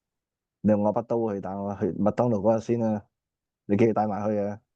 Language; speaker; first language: Cantonese; native; Cantonese